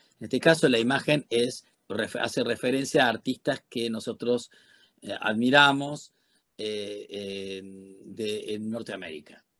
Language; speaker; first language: Spanish; native; Spanish